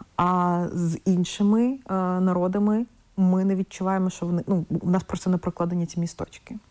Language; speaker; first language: Ukrainian; non-native, local second language; Russian